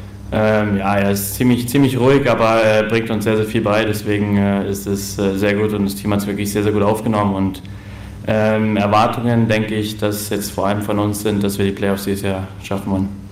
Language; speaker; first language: German; native; German